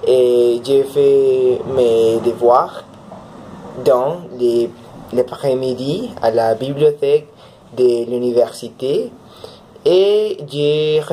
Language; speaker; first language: French; non-native, learner; Spanish